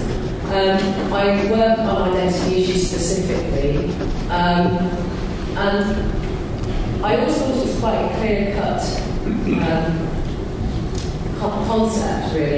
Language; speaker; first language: English; native; English